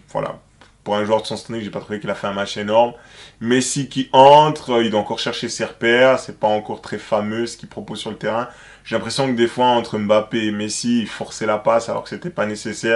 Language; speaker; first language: French; native; French